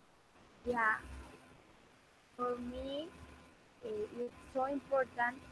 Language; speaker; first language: English; non-native, learner; Spanish